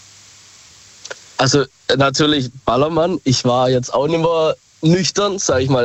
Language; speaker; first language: German; native; German